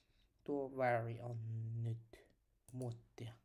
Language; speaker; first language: Finnish; non-native, learner; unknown